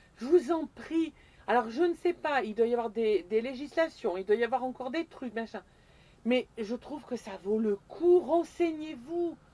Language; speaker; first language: French; native; French